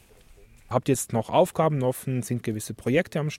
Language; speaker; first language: German; native; German